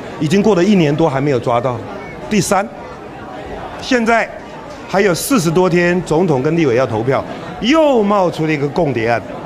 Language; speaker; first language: Chinese; native; Chinese